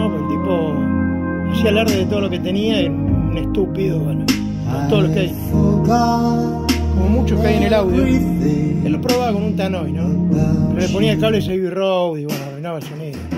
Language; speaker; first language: Spanish; native; Spanish